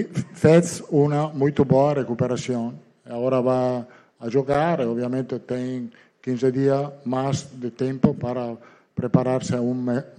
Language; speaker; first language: Portuguese; non-native, learner; Italian